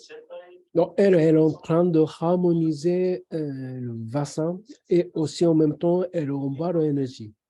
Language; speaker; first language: French; non-native, fluent; Japanese